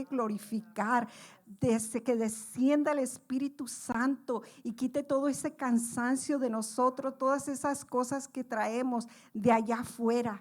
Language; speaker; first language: Spanish; native; Spanish